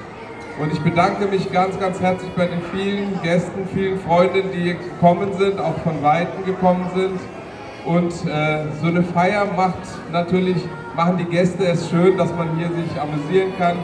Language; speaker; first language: German; non-native, fluent; Bangla